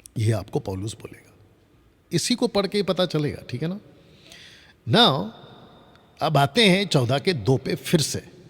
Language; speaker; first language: Hindi; non-native, local second language; Telugu